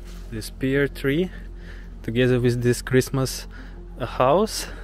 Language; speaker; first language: English; non-native, fluent; Ukrainian